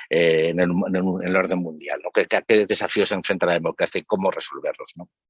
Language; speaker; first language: Spanish; native; Spanish